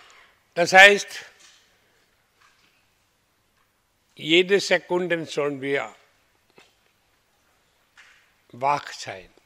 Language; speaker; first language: German; non-native, learner; Hindi